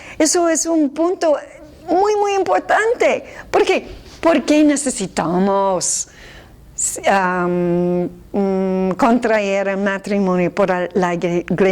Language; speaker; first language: Spanish; non-native, fluent; English